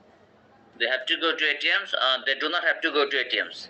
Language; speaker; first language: English; non-native, fluent; Bangla